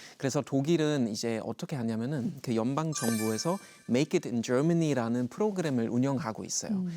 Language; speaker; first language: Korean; non-native, fluent; German